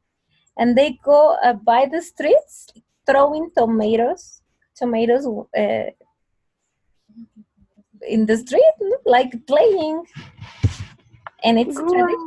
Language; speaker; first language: English; non-native, fluent; Spanish